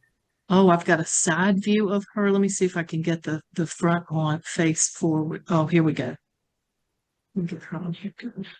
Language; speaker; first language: English; native; English